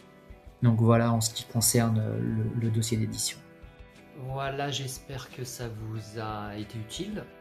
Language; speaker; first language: French; native; French